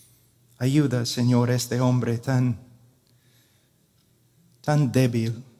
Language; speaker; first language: Spanish; non-native, fluent; English